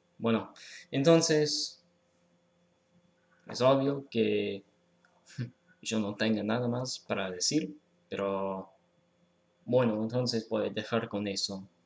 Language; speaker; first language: Spanish; non-native, learner; English